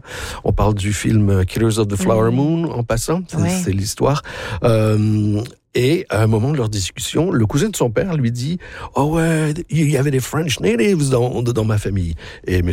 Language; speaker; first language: French; native; French